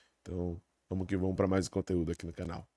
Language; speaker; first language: Portuguese; native; Portuguese